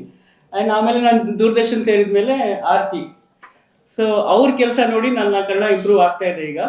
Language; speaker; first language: Kannada; non-native, local second language; Urdu